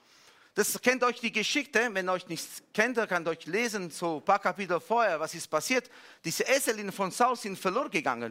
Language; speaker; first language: German; non-native, fluent; Italian